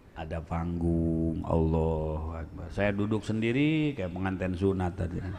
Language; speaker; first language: Indonesian; non-native, local second language; Sundanese